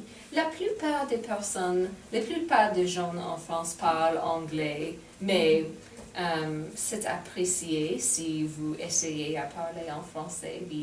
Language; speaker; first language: French; non-native, fluent; English